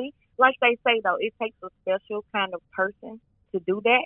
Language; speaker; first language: English; native; English